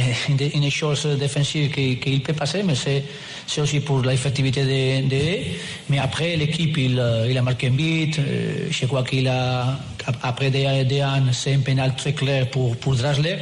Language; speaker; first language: French; non-native, learner; Spanish